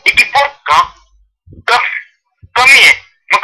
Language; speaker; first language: Icelandic; non-native, learner; Polish